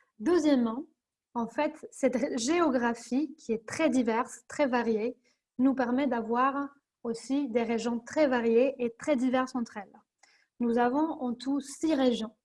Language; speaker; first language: French; non-native, fluent; Spanish